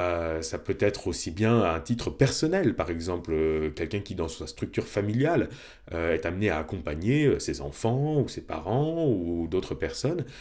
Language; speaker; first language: French; native; French